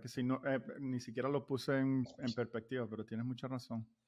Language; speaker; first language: Spanish; native; Spanish